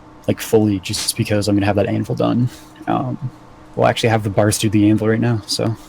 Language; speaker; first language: English; native; English